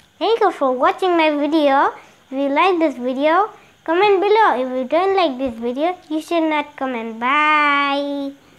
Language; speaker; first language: English; non-native, local second language; Bangla